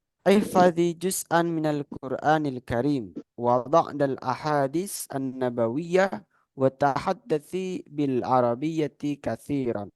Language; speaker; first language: Arabic; non-native, fluent; Indonesian